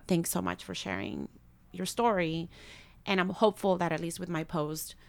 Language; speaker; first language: English; early bilingual, other home language; Spanish